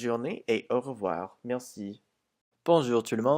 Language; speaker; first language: French; non-native, fluent; English